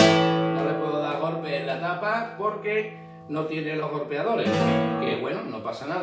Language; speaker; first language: Spanish; native; Spanish